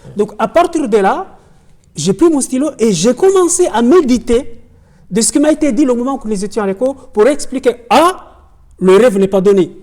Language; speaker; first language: French; non-native, local second language; Ngazidja Comorian